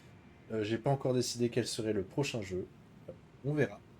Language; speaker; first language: French; native; French